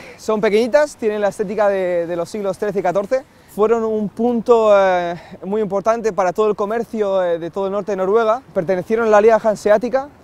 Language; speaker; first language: Spanish; native; Spanish